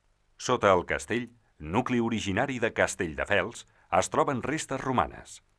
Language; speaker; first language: Catalan; native; Catalan